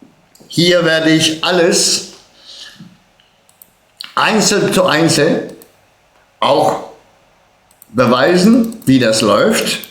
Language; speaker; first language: German; early bilingual, other home language; Turkish